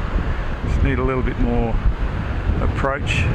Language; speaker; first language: English; native; English